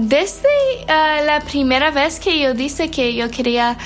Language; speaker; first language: Spanish; non-native, learner; English